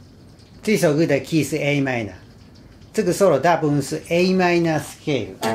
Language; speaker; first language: Chinese; non-native, fluent; Japanese